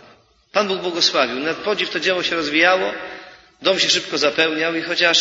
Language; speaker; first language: Polish; native; Polish